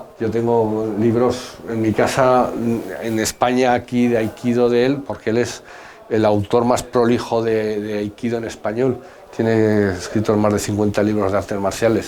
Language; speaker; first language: Spanish; native; Spanish